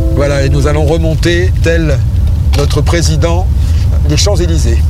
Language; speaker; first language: French; native; French